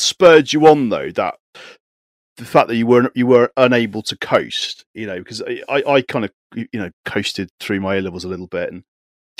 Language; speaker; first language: English; native; English